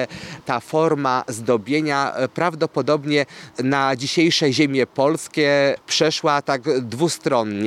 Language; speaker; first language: Polish; native; Polish